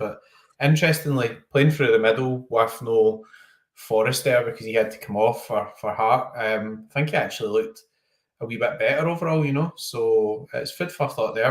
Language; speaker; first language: English; native; English